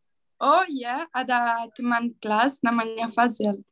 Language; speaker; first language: Indonesian; non-native, learner; Italian